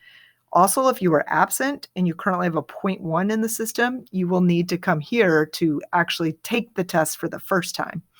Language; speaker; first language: English; native; English